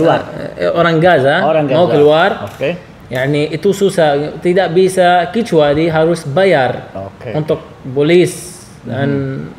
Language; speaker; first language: Indonesian; non-native, learner; Arabic